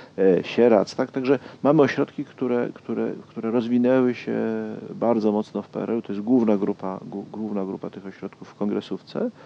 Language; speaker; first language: Polish; native; Polish